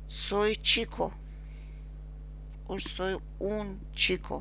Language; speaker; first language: Spanish; non-native, fluent; Persian